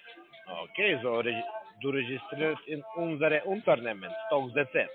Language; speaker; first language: German; non-native, learner; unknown